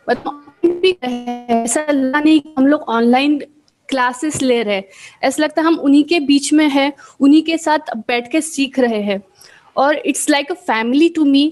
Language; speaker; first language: Hindi; native; Hindi